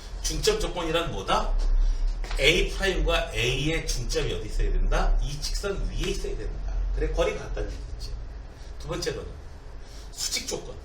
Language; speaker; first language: Korean; native; Korean